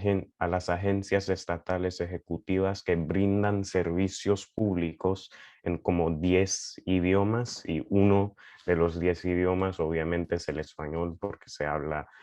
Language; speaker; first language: Spanish; early bilingual, heritage; Spanish